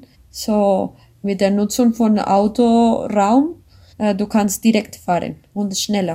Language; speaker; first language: German; non-native, learner; Spanish